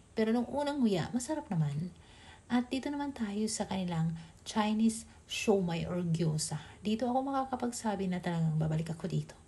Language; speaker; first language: Filipino; native; Filipino